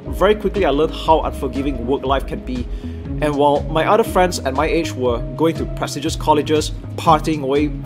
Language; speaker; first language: English; non-native, local second language; Chinese